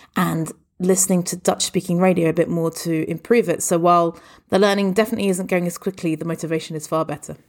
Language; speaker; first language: English; native; English